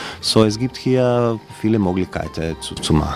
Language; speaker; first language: German; non-native, learner; Croatian